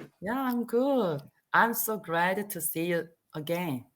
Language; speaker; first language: English; non-native, learner; Korean